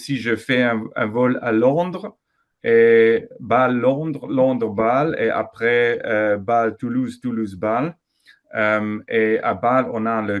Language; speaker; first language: French; non-native, fluent; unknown